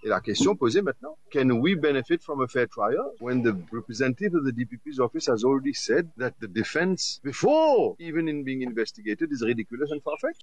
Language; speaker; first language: English; non-native, local second language; Morisyen